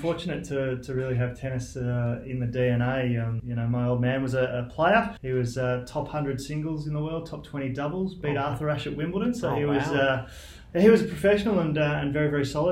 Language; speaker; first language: English; native; English